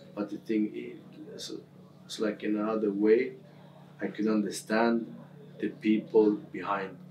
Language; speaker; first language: English; non-native, fluent; Swedish